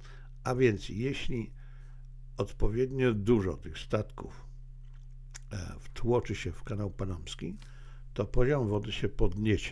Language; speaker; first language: Polish; native; Polish